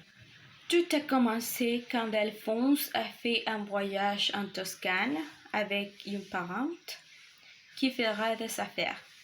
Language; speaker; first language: French; non-native, learner; Spanish